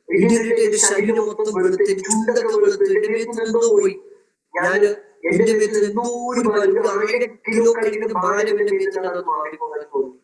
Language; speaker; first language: Malayalam; non-native, local second language; Tamil